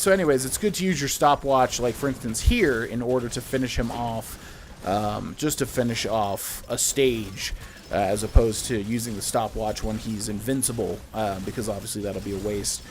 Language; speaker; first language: English; native; English